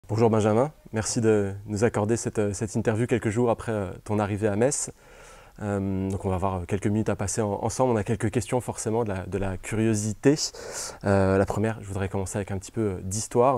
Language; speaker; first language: French; native; French